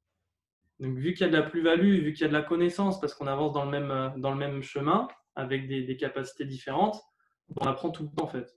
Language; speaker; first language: French; native; French